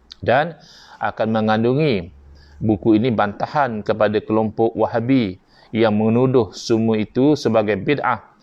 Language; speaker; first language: Malay; native; Malay